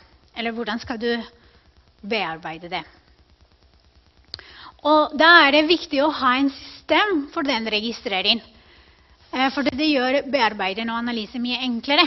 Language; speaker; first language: Norwegian; non-native, fluent; Spanish